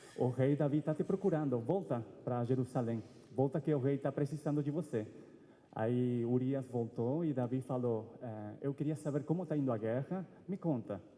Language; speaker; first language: Portuguese; non-native, fluent; Spanish